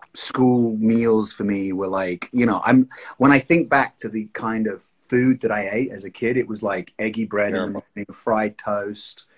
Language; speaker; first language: English; native; English